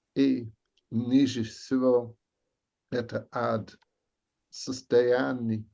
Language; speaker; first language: Russian; non-native, learner; English